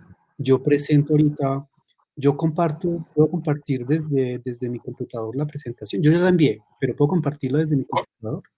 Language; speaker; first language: Spanish; native; Spanish